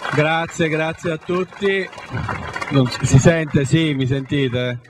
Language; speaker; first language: Italian; native; Italian